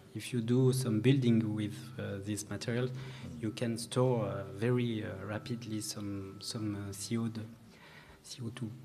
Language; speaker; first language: English; non-native, learner; French